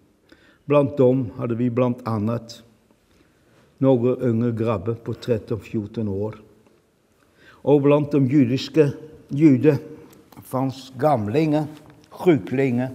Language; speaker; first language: Swedish; non-native, fluent; Dutch